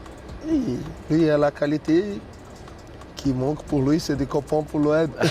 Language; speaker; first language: French; non-native, learner; Portuguese